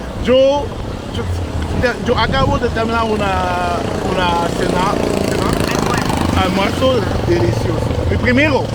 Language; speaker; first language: Spanish; non-native, learner; English